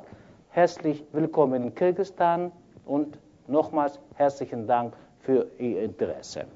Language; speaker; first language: German; non-native, fluent; Kyrgyz